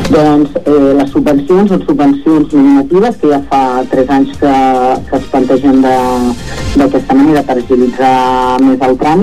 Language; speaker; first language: Catalan; native; Catalan